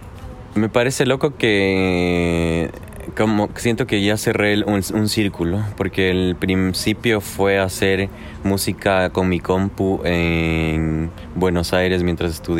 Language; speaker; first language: Spanish; native; Spanish